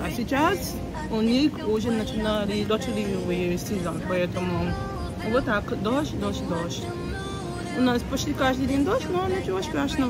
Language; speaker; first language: Russian; non-native, fluent; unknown